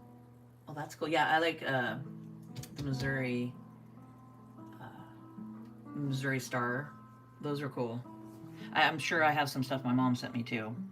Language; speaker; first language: English; native; English